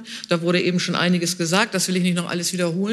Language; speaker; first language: German; native; German